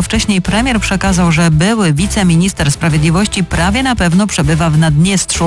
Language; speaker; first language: Polish; native; Polish